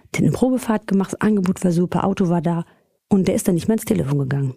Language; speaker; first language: German; early bilingual, other home language; Greek